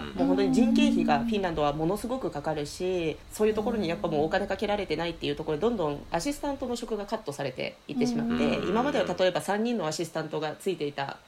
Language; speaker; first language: Japanese; early bilingual, heritage; Finnish